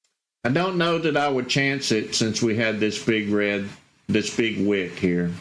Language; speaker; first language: English; native; English